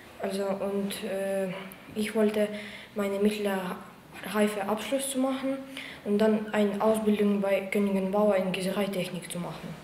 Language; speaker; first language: German; early bilingual, other home language; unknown